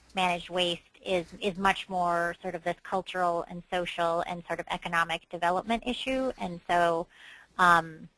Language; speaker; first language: English; native; English